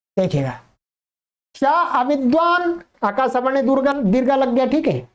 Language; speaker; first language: Hindi; native; Hindi